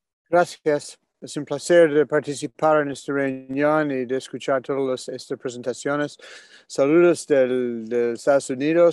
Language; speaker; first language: Spanish; non-native, fluent; English